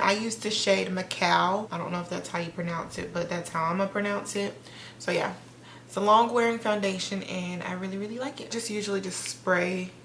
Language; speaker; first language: English; native; English